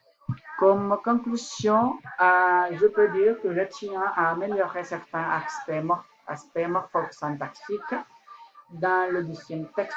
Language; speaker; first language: French; non-native, learner; Spanish